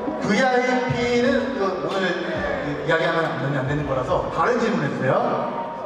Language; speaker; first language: Korean; native; Korean